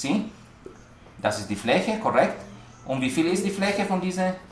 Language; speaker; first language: German; non-native, learner; Spanish